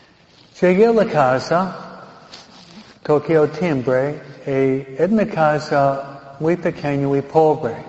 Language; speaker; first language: Spanish; non-native, fluent; English